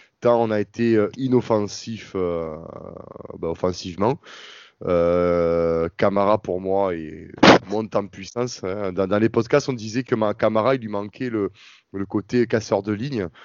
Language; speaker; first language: French; native; French